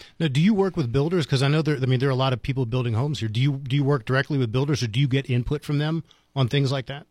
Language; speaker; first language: English; native; English